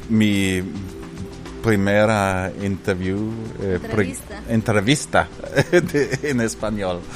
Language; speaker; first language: Spanish; non-native, learner; Danish